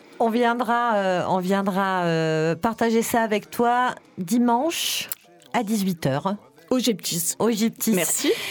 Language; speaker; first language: French; native; French